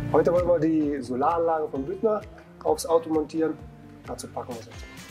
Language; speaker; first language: German; native; German